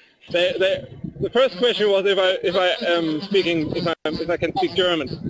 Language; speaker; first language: English; non-native, fluent; German